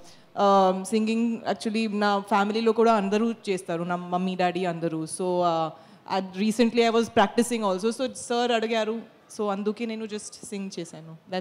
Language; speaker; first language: Telugu; non-native, fluent; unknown